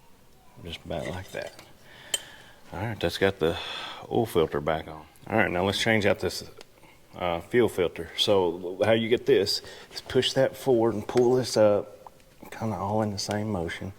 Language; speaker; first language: English; native; English